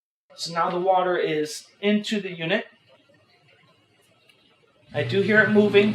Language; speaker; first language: English; native; English